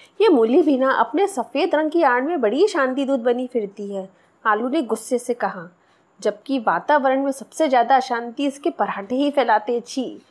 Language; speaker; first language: Hindi; non-native, local second language; Marathi